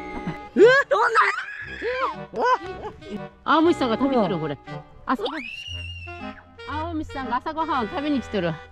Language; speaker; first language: Japanese; native; Japanese